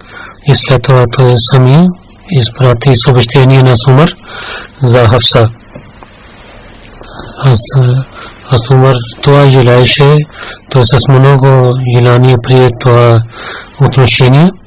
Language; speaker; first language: Bulgarian; non-native, learner; Urdu